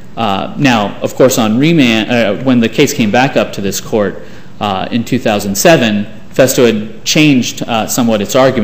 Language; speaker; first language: English; native; English